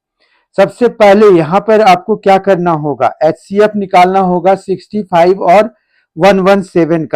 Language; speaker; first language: Hindi; native; Hindi